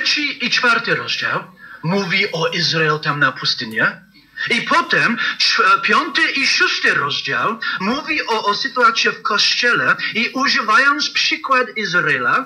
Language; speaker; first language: Polish; non-native, fluent; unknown